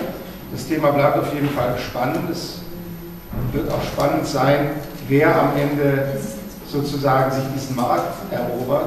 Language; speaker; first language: German; native; German